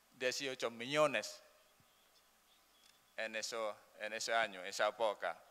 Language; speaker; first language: Spanish; non-native, learner; Indonesian